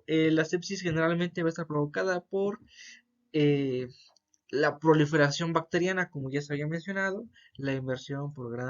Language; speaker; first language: Spanish; native; Spanish